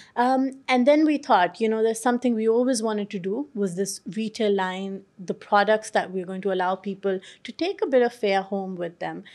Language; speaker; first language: English; non-native, local second language; Urdu